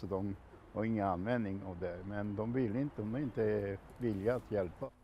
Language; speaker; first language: Swedish; non-native, fluent; Macedonian